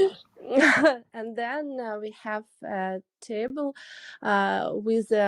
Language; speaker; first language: English; non-native, learner; Russian